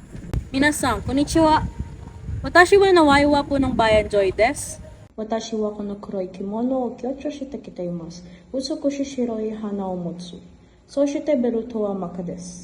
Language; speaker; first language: Japanese; non-native, learner; Filipino